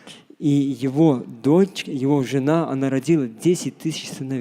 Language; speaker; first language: Russian; native; Russian